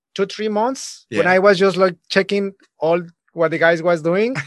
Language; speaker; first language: English; non-native, learner; Spanish